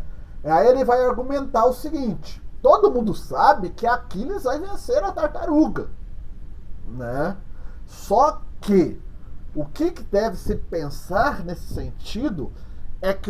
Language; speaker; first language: Portuguese; native; Portuguese